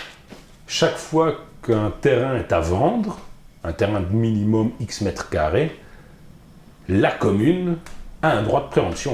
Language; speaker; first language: French; native; French